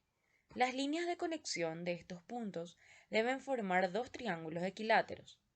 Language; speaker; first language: Spanish; native; Spanish